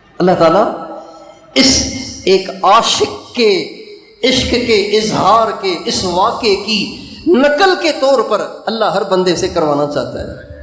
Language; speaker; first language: Urdu; non-native, local second language; Sindhi